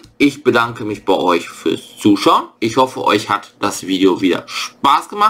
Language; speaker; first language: German; native; German